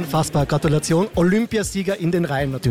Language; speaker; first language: German; native; German